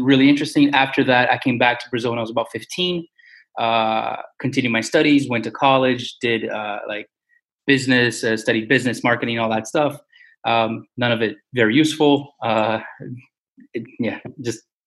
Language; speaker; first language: English; early bilingual, other home language; Portuguese